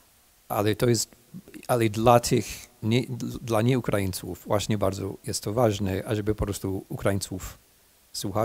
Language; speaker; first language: Polish; non-native, fluent; English